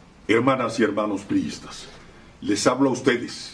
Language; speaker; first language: Spanish; native; Spanish